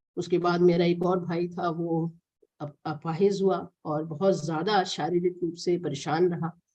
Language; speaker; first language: Hindi; non-native, local second language; Malayalam